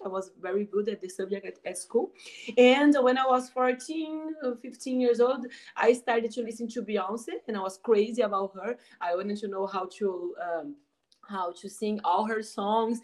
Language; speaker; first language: English; non-native, fluent; Portuguese